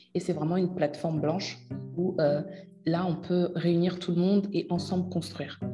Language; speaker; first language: French; native; French